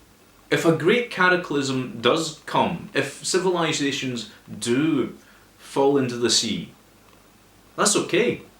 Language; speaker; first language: English; native; English